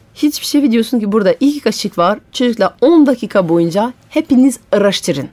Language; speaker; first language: Turkish; non-native, fluent; French